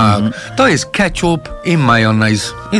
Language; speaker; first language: Polish; non-native, learner; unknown